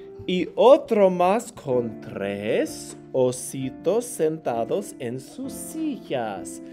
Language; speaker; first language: Spanish; non-native, fluent; English